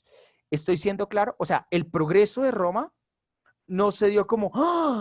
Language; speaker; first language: Spanish; native; Spanish